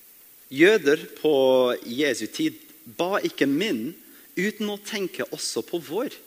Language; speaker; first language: Norwegian; non-native, fluent; English